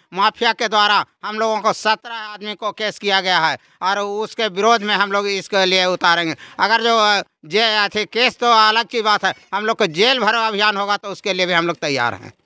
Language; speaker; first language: Hindi; native; Hindi